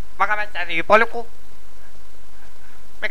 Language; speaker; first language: Finnish; non-native, learner; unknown